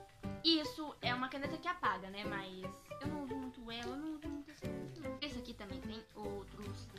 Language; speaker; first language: Portuguese; early bilingual, heritage; Portuguese